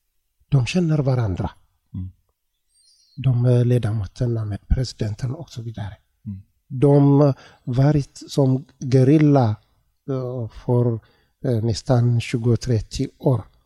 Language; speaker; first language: Swedish; non-native, learner; Tigrinya